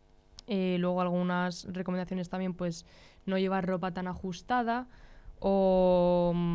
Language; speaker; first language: Spanish; native; Spanish